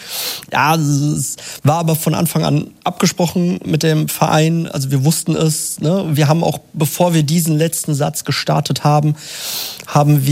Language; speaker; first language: German; native; German